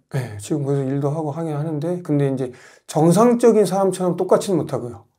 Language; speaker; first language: Korean; native; Korean